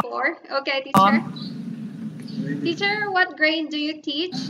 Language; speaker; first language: English; non-native, learner; Thai